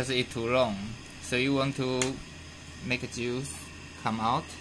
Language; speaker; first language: English; non-native, fluent; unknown